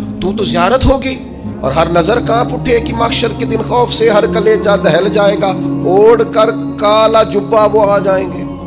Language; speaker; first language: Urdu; non-native, local second language; Punjabi